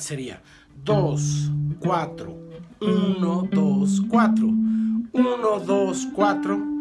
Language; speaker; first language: Spanish; native; Spanish